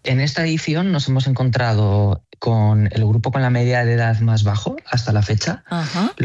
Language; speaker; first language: Spanish; native; Spanish